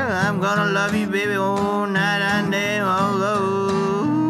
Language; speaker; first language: English; non-native, fluent; Spanish